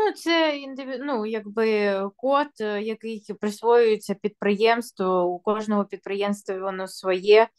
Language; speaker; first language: Ukrainian; non-native, local second language; Russian